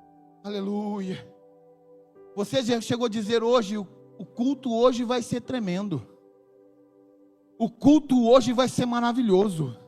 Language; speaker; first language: Portuguese; native; Portuguese